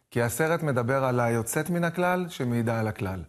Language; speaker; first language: Hebrew; native; Hebrew